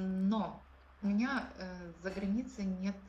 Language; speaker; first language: Russian; non-native, local second language; Ukrainian